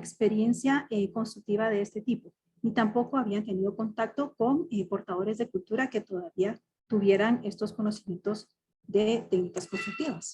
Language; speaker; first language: Spanish; native; Spanish